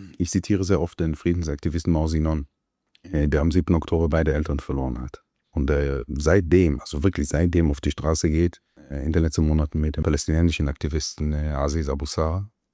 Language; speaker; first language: German; non-native, fluent; Hebrew